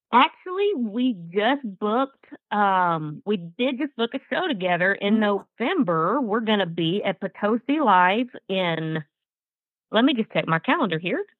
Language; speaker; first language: English; native; English